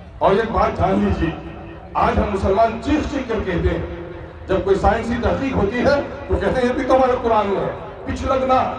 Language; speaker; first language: Urdu; non-native, local second language; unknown